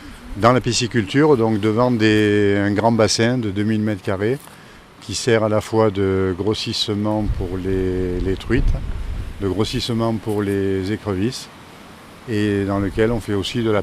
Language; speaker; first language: French; native; French